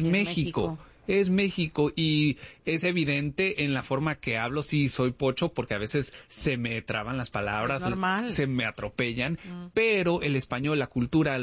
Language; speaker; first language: Spanish; early bilingual, heritage; Spanish